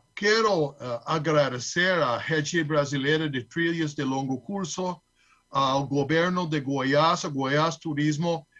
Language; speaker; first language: Portuguese; non-native, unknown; English